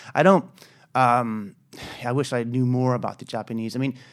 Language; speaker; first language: English; native; English